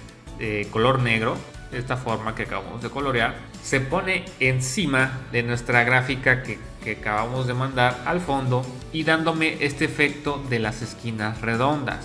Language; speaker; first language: Spanish; native; Spanish